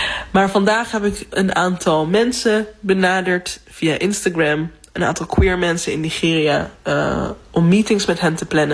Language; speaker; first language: Dutch; native; Dutch